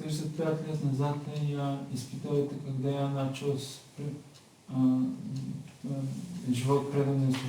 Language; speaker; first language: Russian; non-native, learner; Bulgarian